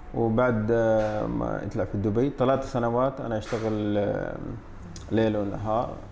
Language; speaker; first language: Arabic; non-native, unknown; Urdu